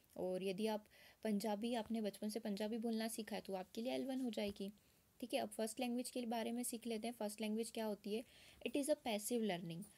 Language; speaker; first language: Hindi; native; Hindi